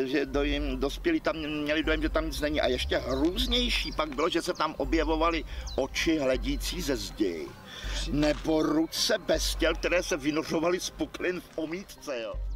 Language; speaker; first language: Czech; native; Czech